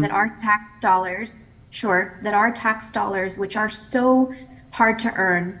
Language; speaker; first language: English; native; English